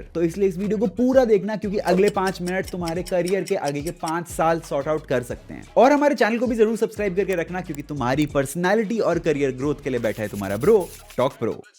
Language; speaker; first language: Hindi; native; Hindi